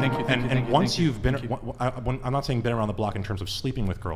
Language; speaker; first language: English; native; English